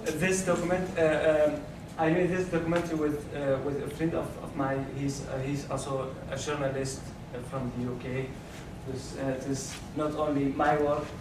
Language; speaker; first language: English; non-native, learner; Arabic